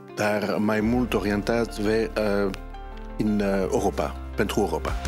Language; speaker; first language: Romanian; non-native, learner; French